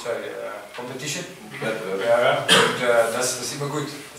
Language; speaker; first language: German; non-native, fluent; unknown